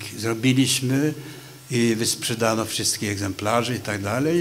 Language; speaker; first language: Polish; non-native, fluent; Swedish